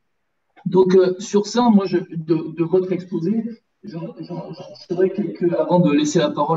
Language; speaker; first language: French; native; French